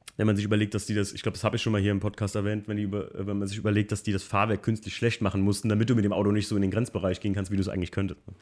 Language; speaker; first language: German; native; German